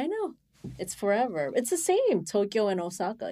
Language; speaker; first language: English; non-native, fluent; Japanese